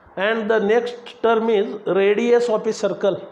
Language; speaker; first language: English; non-native, local second language; Marathi